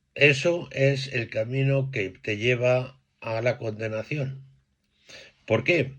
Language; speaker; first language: Spanish; native; Spanish